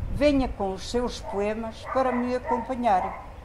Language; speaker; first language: Portuguese; native; Portuguese